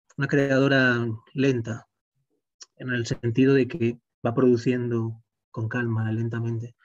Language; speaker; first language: Spanish; native; Spanish